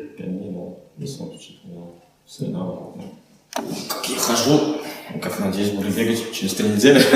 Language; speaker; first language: Russian; native; Russian